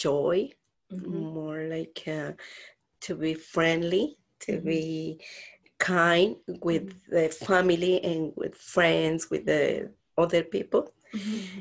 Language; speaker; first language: English; non-native, learner; Spanish